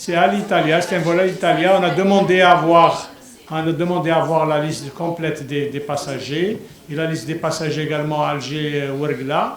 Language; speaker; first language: French; non-native, local second language; Arabic